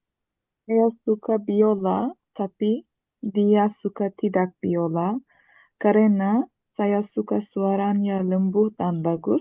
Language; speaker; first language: Indonesian; non-native, learner; Turkish